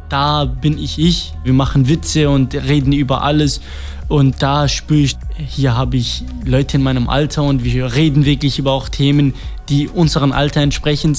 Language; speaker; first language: German; non-native, fluent; Kurdish